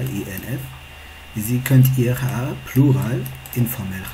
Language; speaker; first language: German; non-native, fluent; Tigrinya